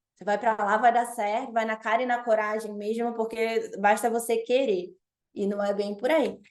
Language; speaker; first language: Portuguese; native; Portuguese